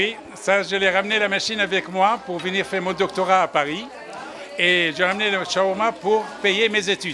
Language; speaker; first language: French; non-native, fluent; Arabic